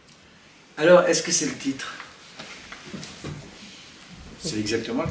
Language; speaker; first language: French; native; French